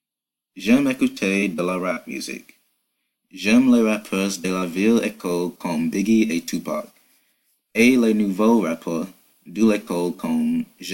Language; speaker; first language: French; non-native, learner; English